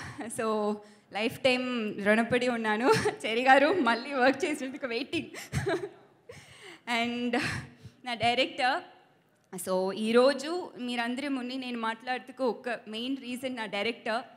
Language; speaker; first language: Telugu; non-native, learner; Tamil